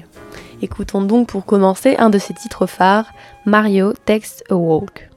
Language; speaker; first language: French; native; French